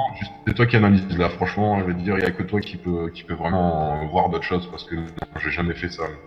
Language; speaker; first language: French; native; French